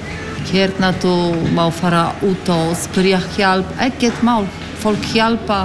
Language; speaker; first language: Icelandic; non-native, learner; Polish